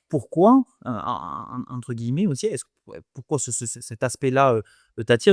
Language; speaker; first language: French; native; French